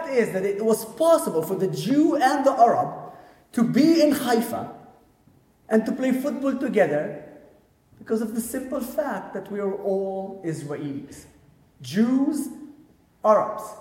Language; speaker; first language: English; non-native, fluent; Arabic